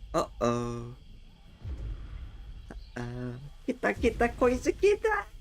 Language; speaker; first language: Japanese; non-native, learner; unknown